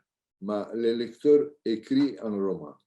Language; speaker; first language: French; non-native, learner; Italian